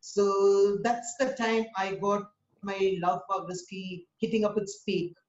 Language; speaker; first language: English; non-native, local second language; Tamil